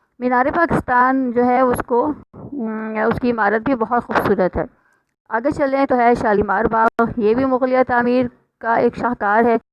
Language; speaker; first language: Urdu; native; Urdu